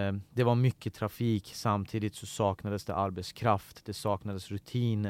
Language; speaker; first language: Swedish; early bilingual, other home language; Persian